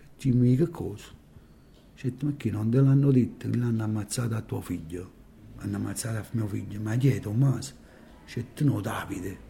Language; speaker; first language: Italian; native; Italian